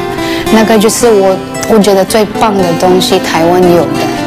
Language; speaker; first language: Chinese; non-native, fluent; Cebuano